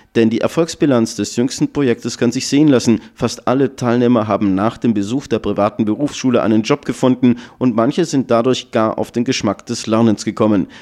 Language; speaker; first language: German; native; German